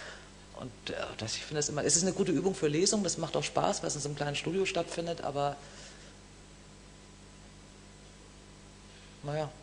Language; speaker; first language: German; native; German